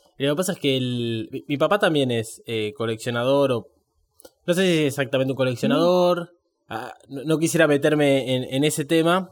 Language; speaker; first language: Spanish; native; Spanish